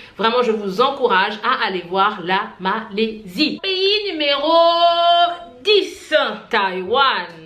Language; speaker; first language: French; non-native, local second language; Haitian Creole